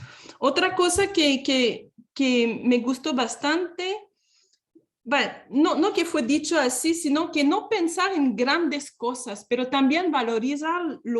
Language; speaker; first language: Spanish; non-native, fluent; French